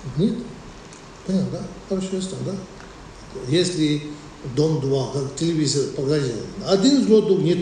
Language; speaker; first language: Russian; non-native, learner; Tibetan